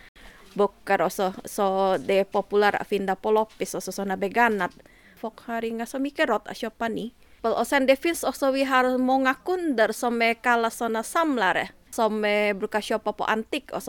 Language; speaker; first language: Swedish; non-native, learner; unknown